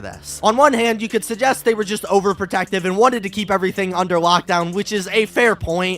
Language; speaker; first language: English; native; English